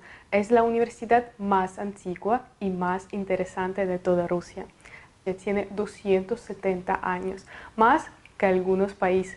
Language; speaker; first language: Spanish; non-native, fluent; Russian